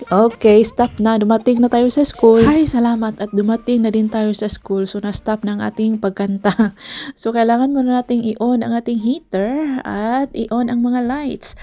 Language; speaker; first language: Filipino; non-native, local second language; Cebuano